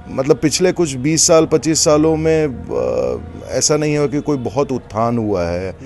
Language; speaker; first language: Hindi; native; Hindi